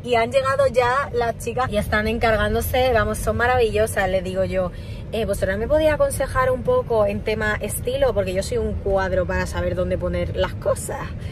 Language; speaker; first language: Spanish; native; Spanish